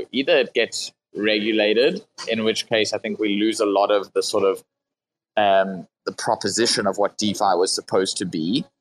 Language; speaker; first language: English; native; English